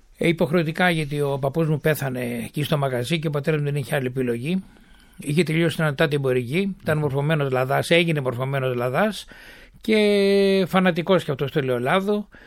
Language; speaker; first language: Greek; native; Greek